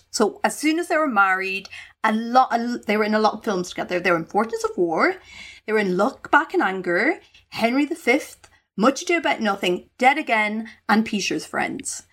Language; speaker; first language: English; native; English